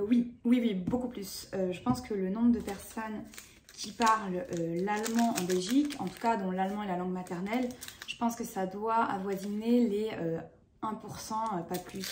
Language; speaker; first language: French; native; French